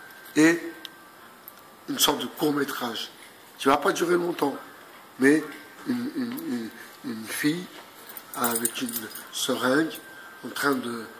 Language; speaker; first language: French; native; French